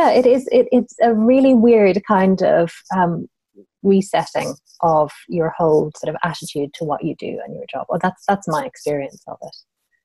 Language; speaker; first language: English; native; English